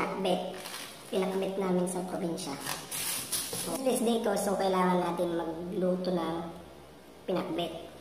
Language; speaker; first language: Filipino; non-native, local second language; Iloko